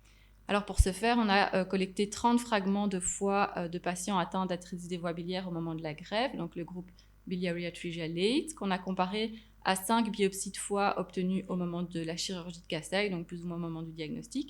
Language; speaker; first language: French; native; French